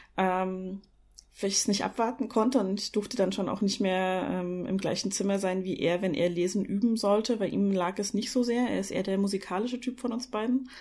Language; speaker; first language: German; native; German